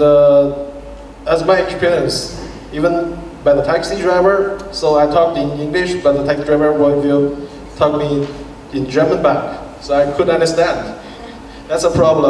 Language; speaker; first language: English; non-native, fluent; Chinese